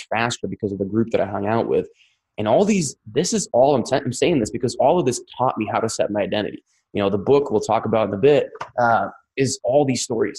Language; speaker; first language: English; non-native, fluent; Russian